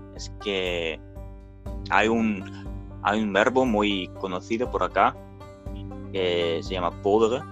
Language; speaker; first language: Spanish; non-native, fluent; Dutch